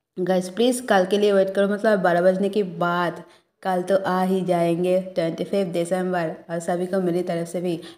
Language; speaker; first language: Hindi; non-native, local second language; Bangla